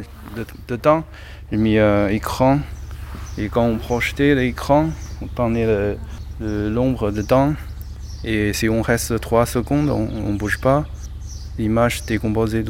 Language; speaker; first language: French; non-native, learner; Chinese